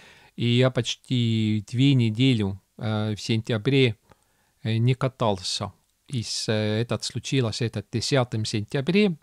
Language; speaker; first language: Russian; non-native, local second language; Estonian